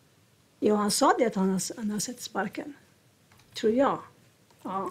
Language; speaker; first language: Swedish; non-native, learner; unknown